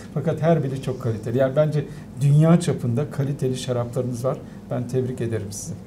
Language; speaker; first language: Turkish; native; Turkish